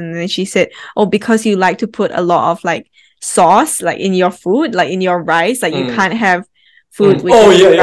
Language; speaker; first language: English; native; English